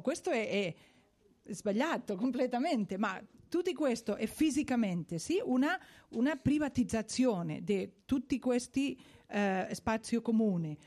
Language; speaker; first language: Italian; non-native, learner; Spanish